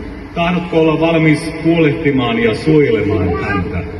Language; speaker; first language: Finnish; native; Finnish